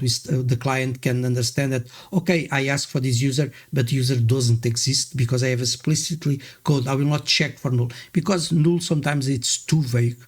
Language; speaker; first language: English; non-native, fluent; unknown